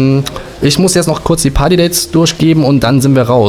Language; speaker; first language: German; native; German